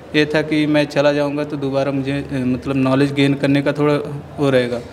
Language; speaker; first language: Hindi; native; Hindi